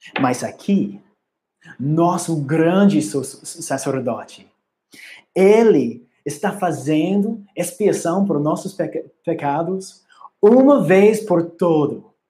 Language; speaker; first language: Portuguese; non-native, learner; English